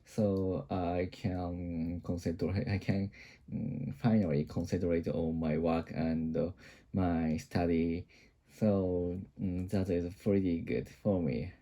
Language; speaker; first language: English; non-native, learner; Japanese